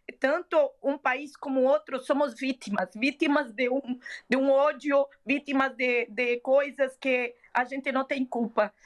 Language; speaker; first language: Portuguese; non-native, fluent; Arabic